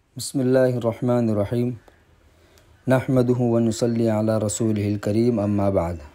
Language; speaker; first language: Urdu; non-native, local second language; Gujarati